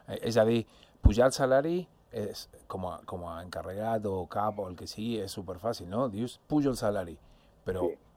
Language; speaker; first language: Catalan; non-native, fluent; Spanish